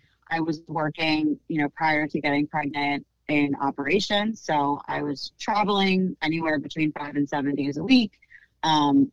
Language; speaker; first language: English; native; English